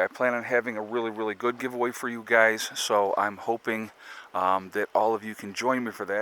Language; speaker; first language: English; native; English